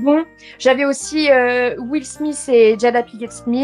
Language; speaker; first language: French; native; French